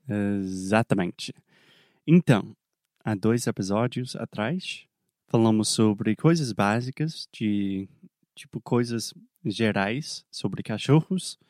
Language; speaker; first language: Portuguese; non-native, fluent; English